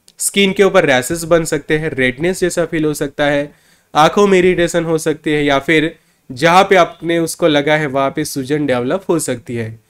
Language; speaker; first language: Hindi; non-native, local second language; Gujarati